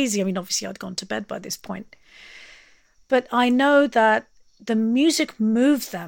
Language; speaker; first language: English; native; English